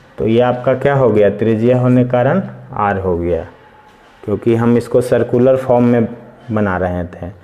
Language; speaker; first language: Hindi; native; Hindi